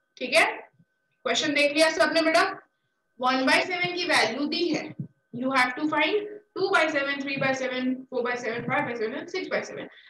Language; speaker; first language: Hindi; native; Hindi